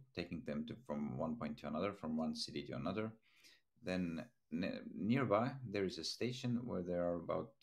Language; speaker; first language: English; non-native, fluent; Estonian